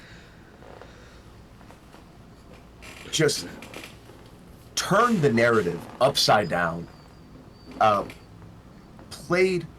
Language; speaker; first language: English; native; English